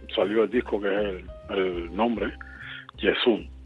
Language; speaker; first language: Spanish; native; Spanish